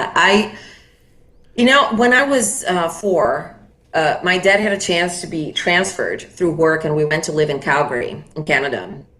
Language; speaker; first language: English; non-native, fluent; Portuguese